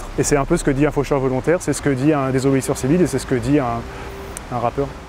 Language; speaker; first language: French; native; French